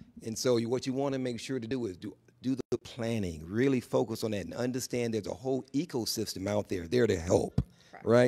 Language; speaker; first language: English; native; English